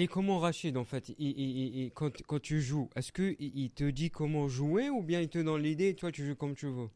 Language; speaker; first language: French; native; French